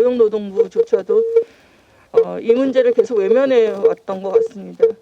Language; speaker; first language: Korean; native; Korean